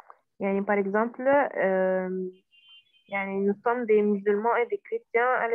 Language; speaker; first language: French; non-native, learner; Arabic